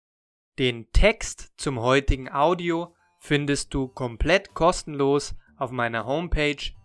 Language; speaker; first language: German; native; German